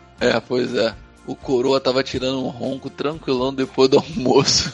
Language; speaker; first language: Portuguese; native; Portuguese